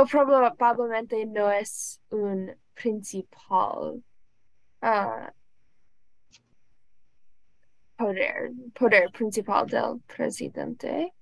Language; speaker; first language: Spanish; non-native, learner; English